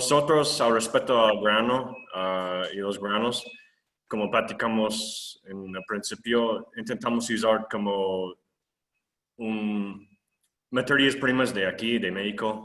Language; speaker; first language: Spanish; non-native, fluent; English